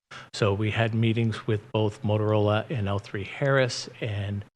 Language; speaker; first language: English; native; English